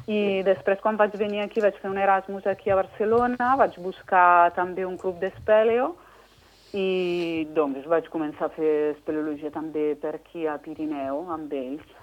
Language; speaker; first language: Catalan; non-native, fluent; Italian